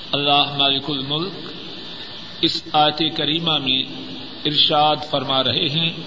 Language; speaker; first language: Urdu; non-native, local second language; Punjabi